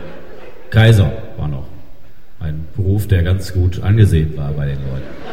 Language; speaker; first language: German; native; German